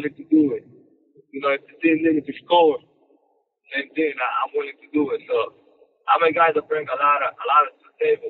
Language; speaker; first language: English; non-native, fluent; Spanish